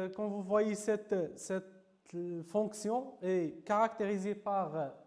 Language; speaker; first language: French; non-native, local second language; Arabic